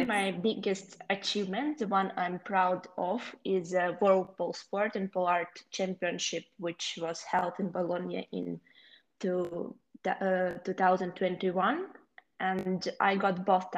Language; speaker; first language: English; non-native, fluent; Ukrainian